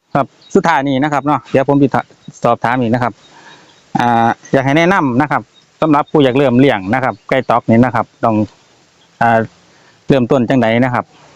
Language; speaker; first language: Thai; native; Thai